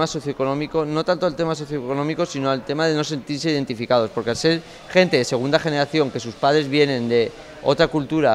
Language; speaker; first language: Spanish; native; Spanish